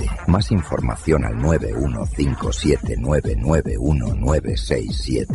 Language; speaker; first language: Spanish; native; Spanish